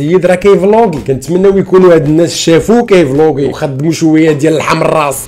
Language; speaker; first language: Arabic; native; Arabic